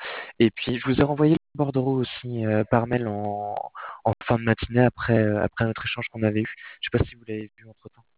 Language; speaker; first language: French; native; French